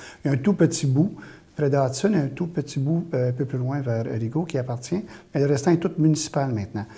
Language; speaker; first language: French; native; French